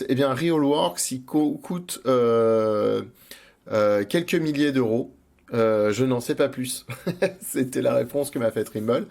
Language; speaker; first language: French; native; French